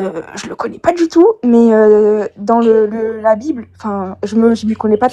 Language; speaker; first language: French; native; French